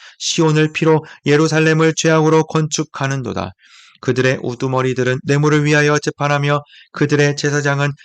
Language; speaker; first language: Korean; native; Korean